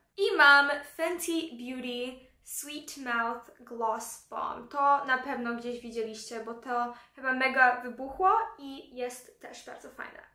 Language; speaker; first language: Polish; early bilingual, heritage; Polish